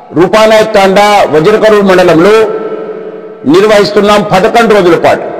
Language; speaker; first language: Telugu; non-native, local second language; Lambadi